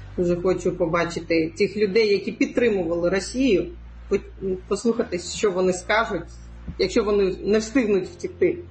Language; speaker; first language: Ukrainian; non-native, local second language; Crimean Tatar